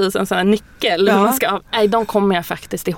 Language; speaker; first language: Swedish; native; Swedish